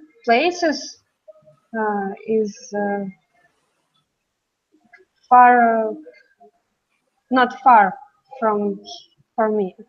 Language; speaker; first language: English; non-native, learner; Russian